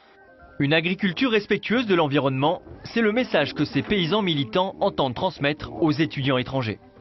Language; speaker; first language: French; native; French